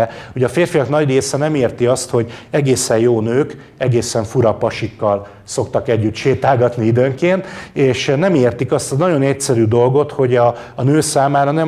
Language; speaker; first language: Hungarian; native; Hungarian